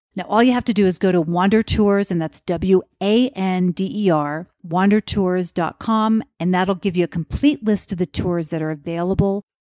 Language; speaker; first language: English; native; English